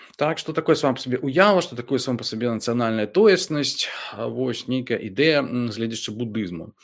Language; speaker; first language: Belarusian; non-native, local second language; Russian